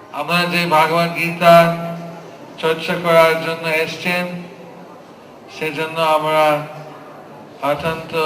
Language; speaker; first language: Bangla; non-native, fluent; English